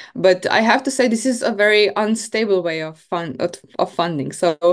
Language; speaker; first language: English; non-native, fluent; Slovenian